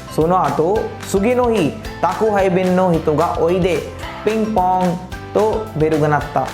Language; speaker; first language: Japanese; non-native, learner; Hindi